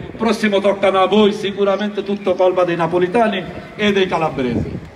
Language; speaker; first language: Italian; non-native, learner; Bangla